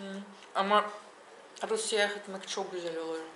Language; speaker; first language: Turkish; non-native, fluent; Russian